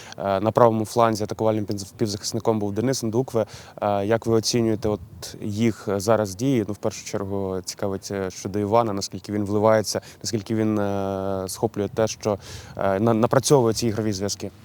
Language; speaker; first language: Ukrainian; native; Ukrainian